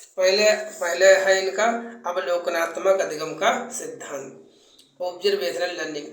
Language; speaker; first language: Hindi; native; Hindi